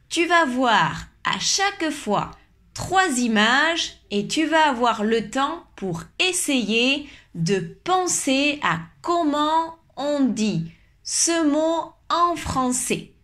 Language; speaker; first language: French; native; French